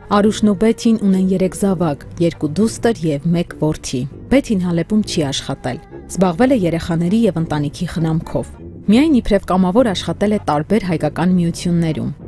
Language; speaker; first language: Armenian; native; Armenian